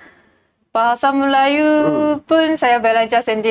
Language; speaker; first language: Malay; non-native, learner; Japanese